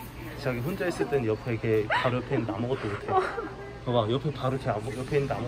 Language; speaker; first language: Korean; native; Korean